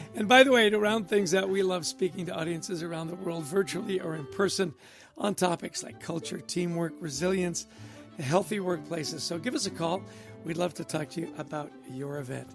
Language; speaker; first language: English; native; English